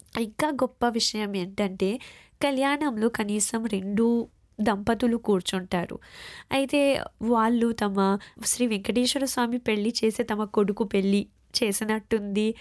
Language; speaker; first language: Telugu; early bilingual, heritage; Telugu